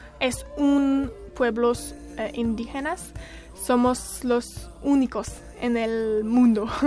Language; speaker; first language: Spanish; non-native, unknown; French